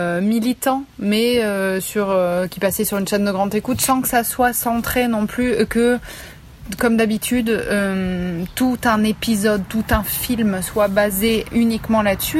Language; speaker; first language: French; native; French